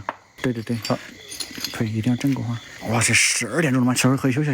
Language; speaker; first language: Chinese; native; Chinese